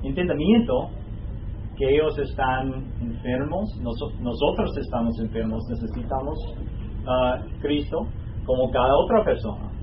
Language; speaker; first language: Spanish; non-native, fluent; English